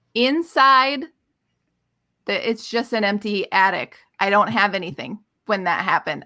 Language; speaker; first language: English; early bilingual, other home language; Persian